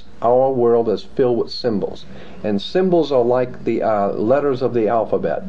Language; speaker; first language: English; native; English